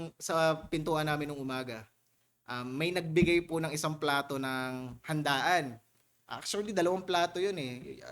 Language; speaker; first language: Filipino; native; Filipino